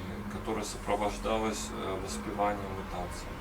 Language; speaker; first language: Russian; native; Russian